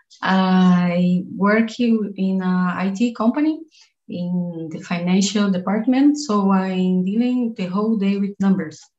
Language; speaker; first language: English; non-native, learner; Portuguese